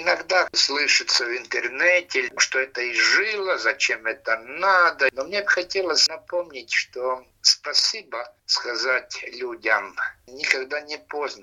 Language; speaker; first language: Russian; non-native, local second language; Latvian